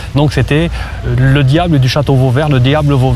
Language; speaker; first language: French; native; French